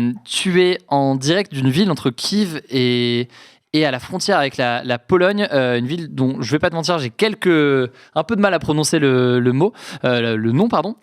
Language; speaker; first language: French; native; French